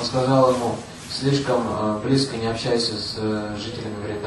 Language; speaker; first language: Russian; native; Russian